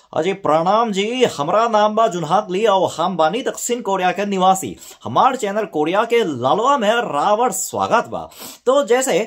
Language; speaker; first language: Bhojpuri; non-native, learner; Korean